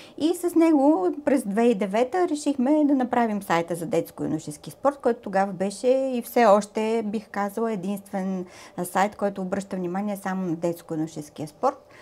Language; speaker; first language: Bulgarian; native; Bulgarian